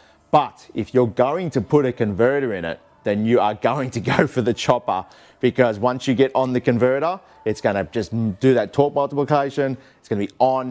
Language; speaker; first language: English; native; English